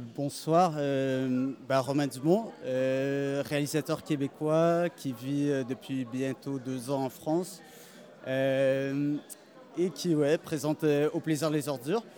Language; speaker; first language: French; native; French